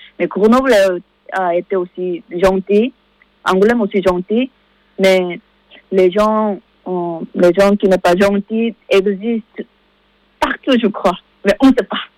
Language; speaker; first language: French; non-native, learner; Korean